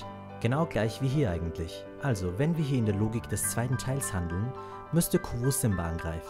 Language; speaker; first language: German; native; German